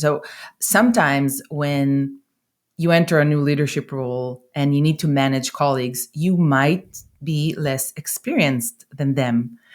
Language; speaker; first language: English; non-native, fluent; Hebrew